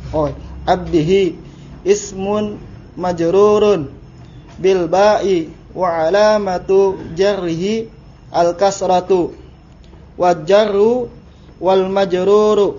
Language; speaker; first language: Arabic; non-native, learner; Indonesian